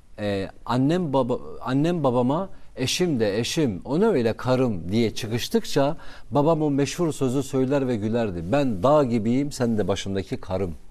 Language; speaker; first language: Turkish; non-native, local second language; Kurdish